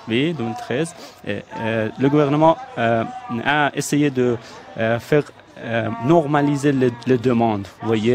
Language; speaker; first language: French; non-native, fluent; Persian